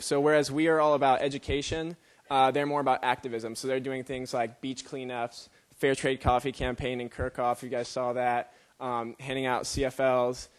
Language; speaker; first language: English; native; English